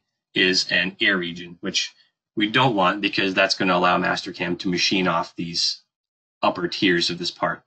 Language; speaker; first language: English; native; English